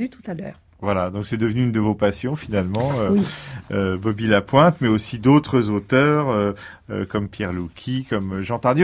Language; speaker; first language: French; native; French